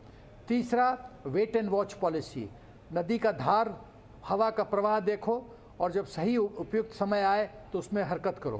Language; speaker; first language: Hindi; native; Hindi